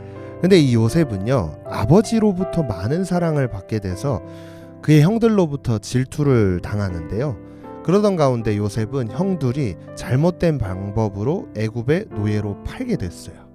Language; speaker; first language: Korean; native; Korean